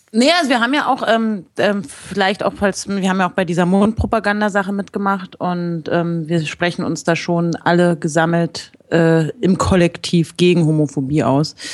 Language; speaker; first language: German; native; German